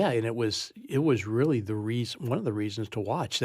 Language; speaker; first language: English; native; English